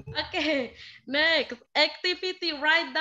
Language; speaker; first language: English; non-native, learner; Indonesian